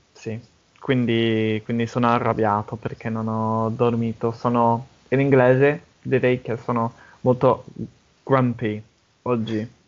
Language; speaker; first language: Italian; non-native, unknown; English